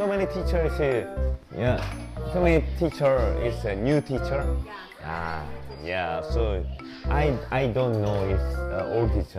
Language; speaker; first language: English; non-native, learner; Korean